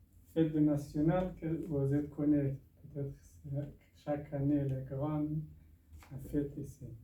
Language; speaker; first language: French; non-native, learner; Persian